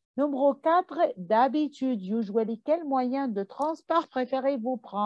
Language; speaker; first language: French; non-native, fluent; Arabic